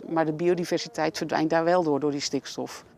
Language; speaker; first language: Dutch; native; Dutch